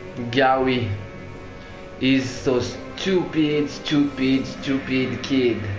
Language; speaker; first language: English; non-native, learner; French